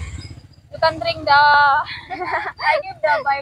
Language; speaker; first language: English; non-native, learner; Cebuano